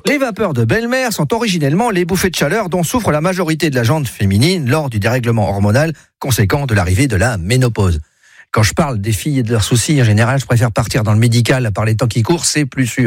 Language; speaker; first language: French; native; French